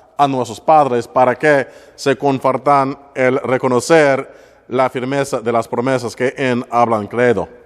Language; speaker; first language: Spanish; non-native, learner; English